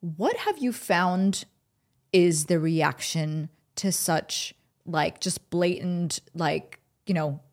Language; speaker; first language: English; early bilingual, other home language; Arabic